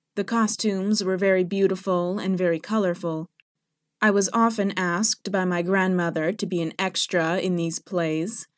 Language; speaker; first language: English; non-native, fluent; Thai